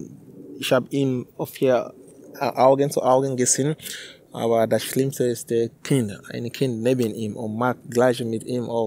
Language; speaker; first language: German; non-native, learner; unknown